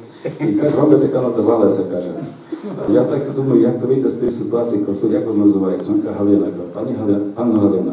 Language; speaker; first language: Ukrainian; native; Ukrainian